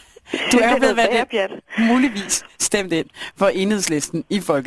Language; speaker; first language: Danish; native; Danish